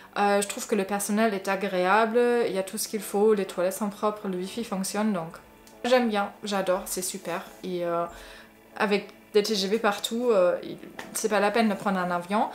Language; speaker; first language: French; non-native, fluent; German